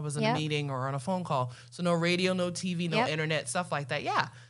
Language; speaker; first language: English; non-native, local second language; Akan